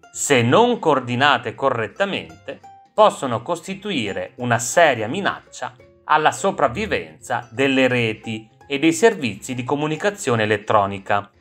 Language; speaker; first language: Italian; native; Italian